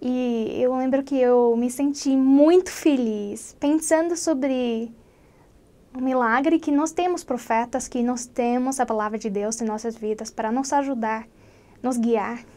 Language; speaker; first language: Portuguese; non-native, fluent; English